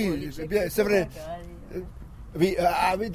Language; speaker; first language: French; non-native, learner; Slovak